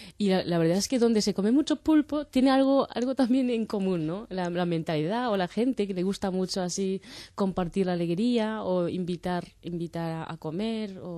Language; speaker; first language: Spanish; non-native, fluent; Japanese